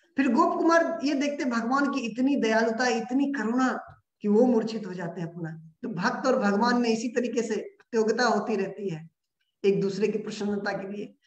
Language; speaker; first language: Hindi; native; Hindi